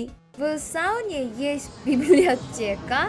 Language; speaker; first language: Russian; non-native, fluent; Korean